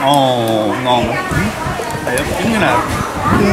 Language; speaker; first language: Vietnamese; non-native, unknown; Japanese